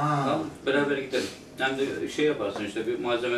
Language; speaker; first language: Turkish; native; Turkish